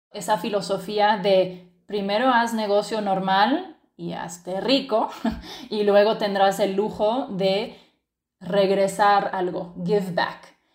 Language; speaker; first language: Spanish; early bilingual, other home language; French